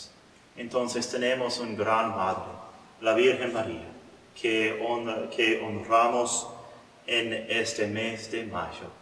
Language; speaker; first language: Spanish; non-native, learner; English